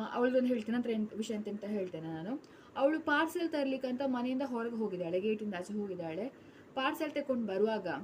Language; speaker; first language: Kannada; non-native, local second language; Tulu